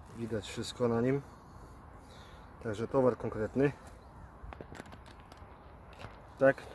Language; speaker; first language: Polish; native; Polish